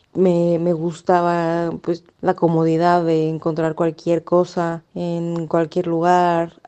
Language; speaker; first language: Spanish; native; Spanish